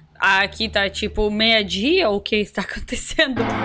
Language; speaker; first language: Portuguese; non-native, learner; Russian